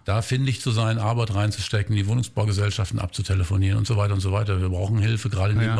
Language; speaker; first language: German; native; German